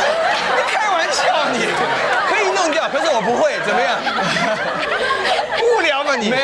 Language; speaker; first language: Chinese; native; Chinese